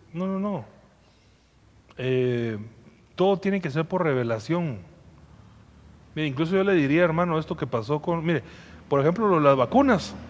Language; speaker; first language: Spanish; native; Spanish